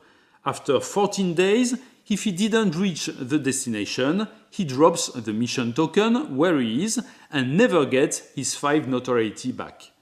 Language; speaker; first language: English; non-native, fluent; French